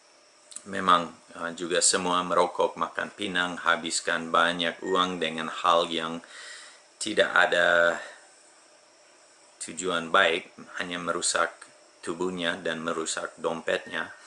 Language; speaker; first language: Indonesian; non-native, fluent; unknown